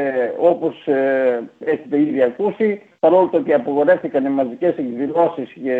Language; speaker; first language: Greek; native; Greek